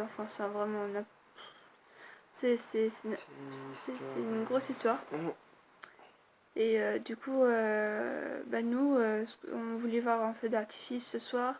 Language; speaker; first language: French; native; French